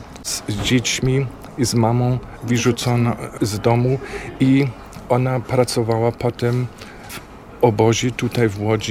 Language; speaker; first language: Polish; non-native, learner; German